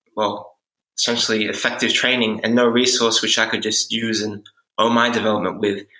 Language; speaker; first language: English; native; English